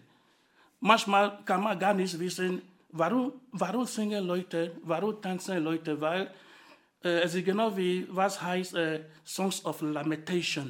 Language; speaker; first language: German; non-native, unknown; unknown